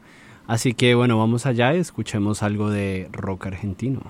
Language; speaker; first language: Spanish; native; Spanish